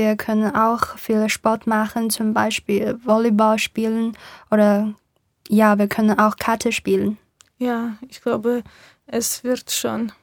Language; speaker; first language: German; non-native, learner; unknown